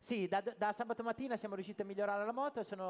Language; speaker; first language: Italian; native; Italian